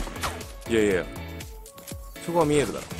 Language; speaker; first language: Japanese; native; Japanese